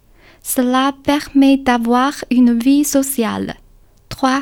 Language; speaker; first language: French; non-native, learner; Chinese